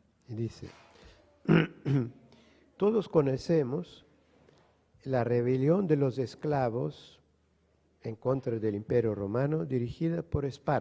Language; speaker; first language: Spanish; non-native, fluent; Portuguese